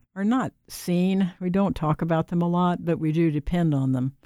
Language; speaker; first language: English; native; English